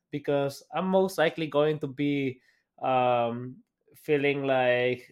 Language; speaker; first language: English; non-native, fluent; Spanish